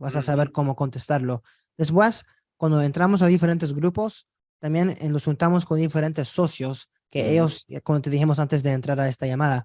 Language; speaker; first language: Spanish; early bilingual, heritage; Spanish